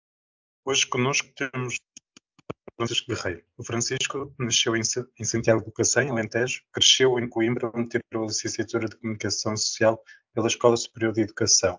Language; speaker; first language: Portuguese; native; Portuguese